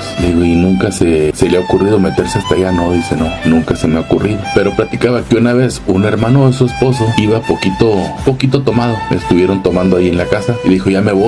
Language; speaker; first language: Spanish; native; Spanish